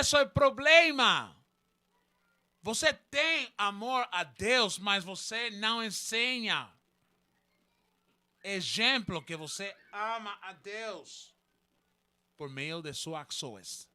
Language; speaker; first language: Portuguese; non-native, learner; Spanish